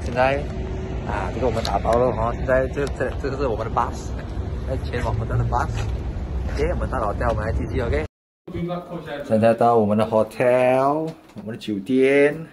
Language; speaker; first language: Chinese; native; Chinese